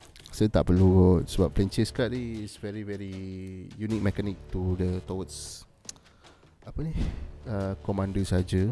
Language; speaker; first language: English; non-native, local second language; Malay